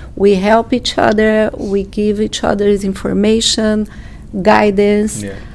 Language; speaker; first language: English; non-native, fluent; Portuguese